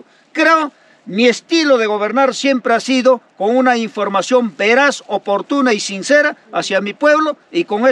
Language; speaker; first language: Spanish; native; Spanish